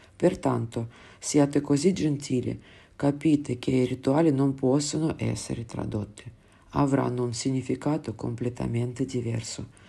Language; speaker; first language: Italian; non-native, fluent; Russian